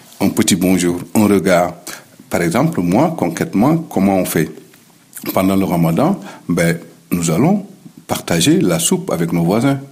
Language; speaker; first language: French; non-native, local second language; Fula